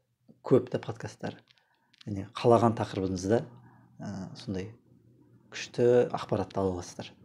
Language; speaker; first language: Kazakh; native; Kazakh